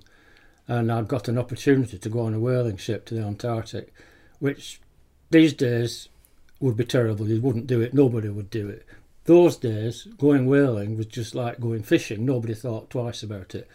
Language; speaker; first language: English; native; English